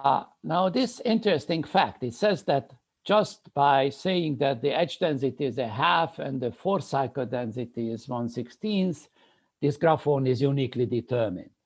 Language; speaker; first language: English; non-native, fluent; Hungarian